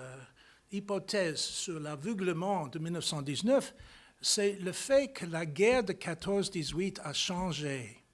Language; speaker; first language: French; non-native, fluent; English